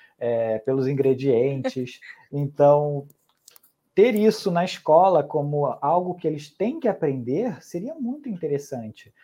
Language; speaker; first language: Portuguese; early bilingual, other home language; Spanish